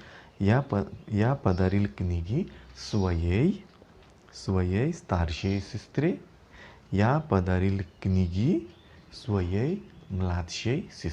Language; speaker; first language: Russian; non-native, fluent; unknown